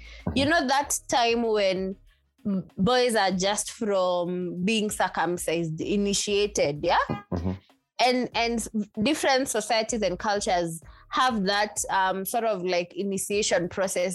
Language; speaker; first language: English; non-native, local second language; Swahili